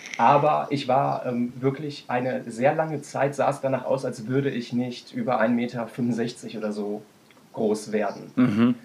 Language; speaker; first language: German; native; German